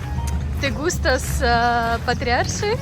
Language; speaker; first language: Spanish; non-native, learner; Russian